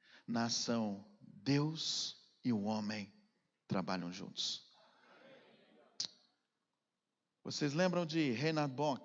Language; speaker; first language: Portuguese; native; Portuguese